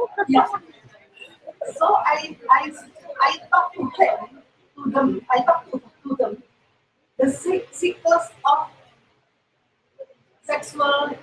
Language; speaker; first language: English; non-native, learner; Indonesian